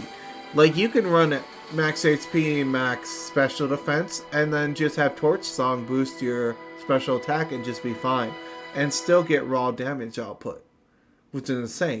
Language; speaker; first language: English; native; English